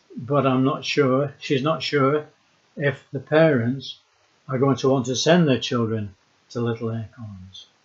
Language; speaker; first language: English; native; English